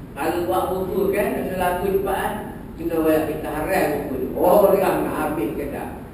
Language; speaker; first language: Malay; native; Malay